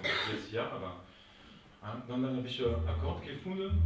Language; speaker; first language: German; non-native, local second language; French